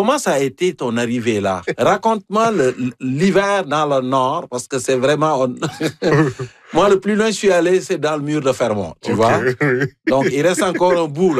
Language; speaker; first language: French; native; French